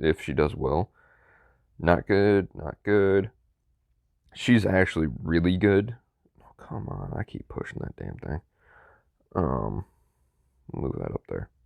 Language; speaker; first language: English; native; English